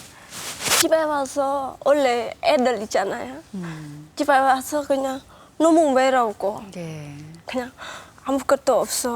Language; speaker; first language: Korean; non-native, learner; Khmer